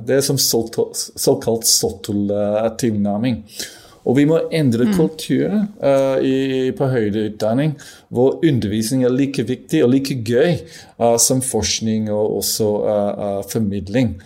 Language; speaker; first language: Norwegian; non-native, fluent; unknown